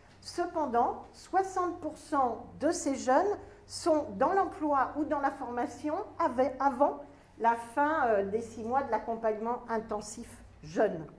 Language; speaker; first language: French; native; French